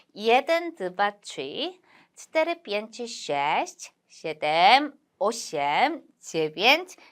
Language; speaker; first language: Polish; non-native, learner; Korean